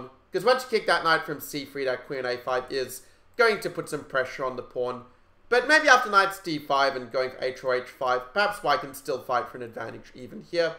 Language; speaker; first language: English; native; English